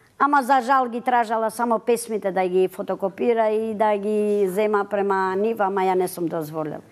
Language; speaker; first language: Macedonian; early bilingual, heritage; Macedonian